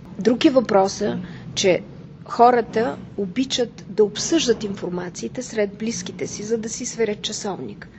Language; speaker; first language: Bulgarian; native; Bulgarian